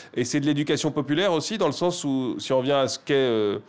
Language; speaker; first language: French; native; French